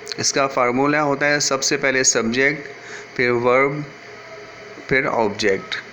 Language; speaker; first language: Urdu; native; Urdu